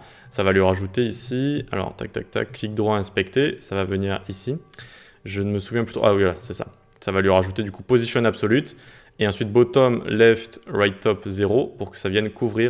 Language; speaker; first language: French; native; French